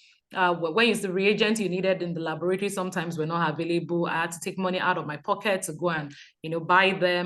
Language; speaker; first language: English; non-native, local second language; Yoruba